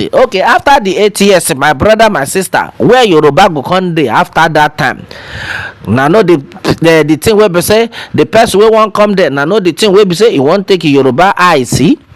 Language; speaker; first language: Nigerian Pidgin; non-native, local second language; Yoruba